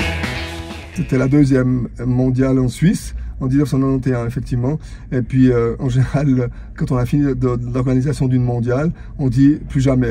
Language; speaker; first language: French; native; French